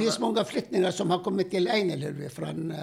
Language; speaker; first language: Swedish; non-native, fluent; Arabic